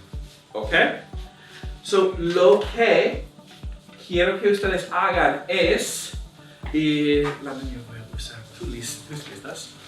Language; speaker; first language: Spanish; non-native, fluent; English